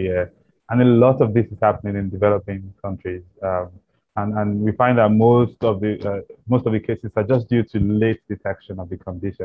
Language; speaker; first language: English; non-native, local second language; Igbo